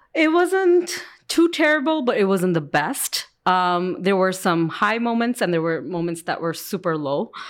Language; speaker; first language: English; early bilingual, other home language; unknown